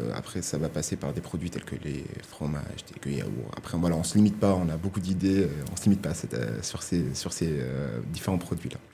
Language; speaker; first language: French; non-native, local second language; Arabic